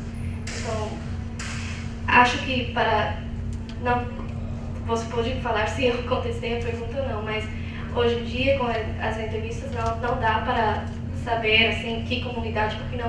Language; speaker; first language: Portuguese; non-native, fluent; English